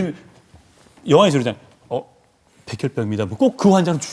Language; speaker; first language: Korean; native; Korean